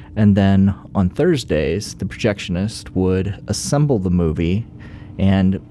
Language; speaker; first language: English; native; English